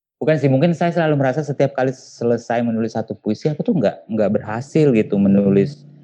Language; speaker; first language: Indonesian; non-native, local second language; Buginese